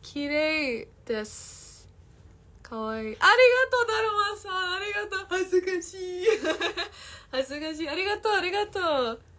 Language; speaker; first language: Japanese; non-native, learner; English